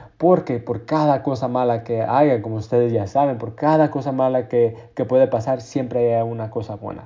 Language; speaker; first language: Spanish; early bilingual, heritage; Spanish